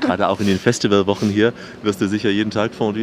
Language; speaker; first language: German; native; German